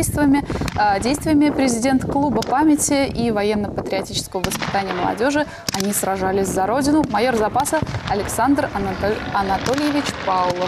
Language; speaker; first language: Russian; native; Russian